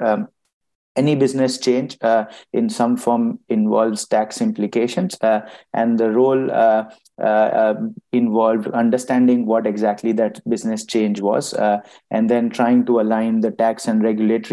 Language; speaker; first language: English; non-native, local second language; Gujarati